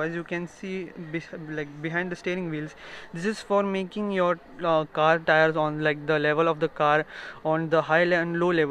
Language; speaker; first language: English; non-native, fluent; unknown